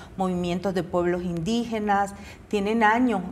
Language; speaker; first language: Spanish; native; Spanish